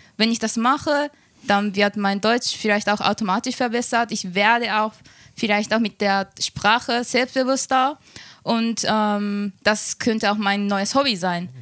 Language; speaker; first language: German; non-native, fluent; Japanese